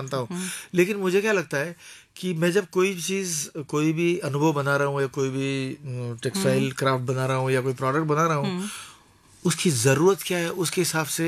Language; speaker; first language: Hindi; non-native, local second language; Marathi